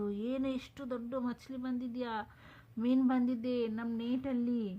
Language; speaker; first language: Kannada; non-native, local second language; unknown